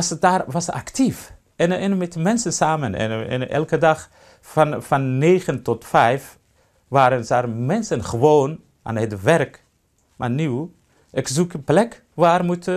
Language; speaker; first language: Dutch; non-native, learner; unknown